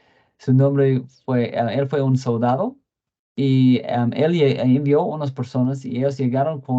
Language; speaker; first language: Spanish; non-native, fluent; English